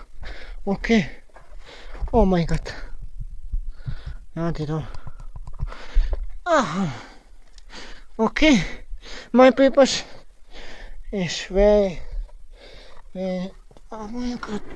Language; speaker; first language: English; non-native, learner; Croatian